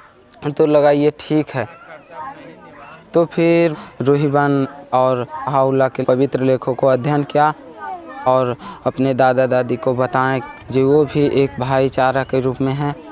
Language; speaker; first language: Hindi; non-native, local second language; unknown